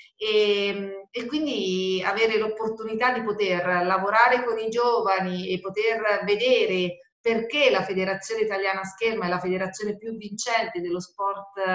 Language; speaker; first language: Italian; native; Italian